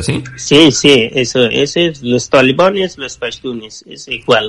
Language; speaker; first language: Spanish; non-native, learner; Persian